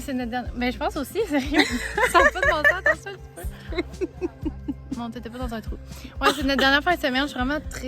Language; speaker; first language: French; native; French